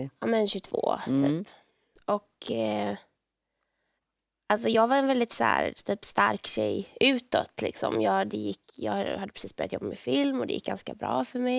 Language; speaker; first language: Swedish; native; Swedish